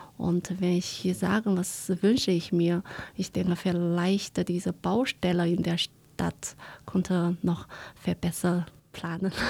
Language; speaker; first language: German; non-native, fluent; Chinese